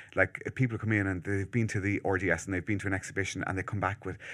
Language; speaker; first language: English; native; English